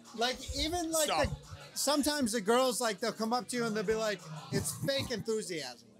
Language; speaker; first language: English; native; English